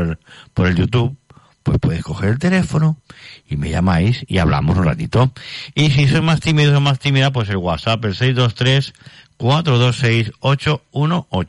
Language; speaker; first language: Spanish; native; Spanish